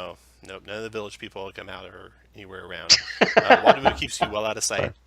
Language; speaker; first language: English; native; English